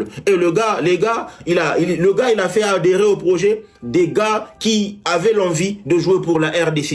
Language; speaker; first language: French; non-native, local second language; Lingala